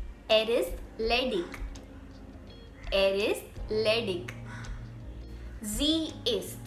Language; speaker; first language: German; non-native, fluent; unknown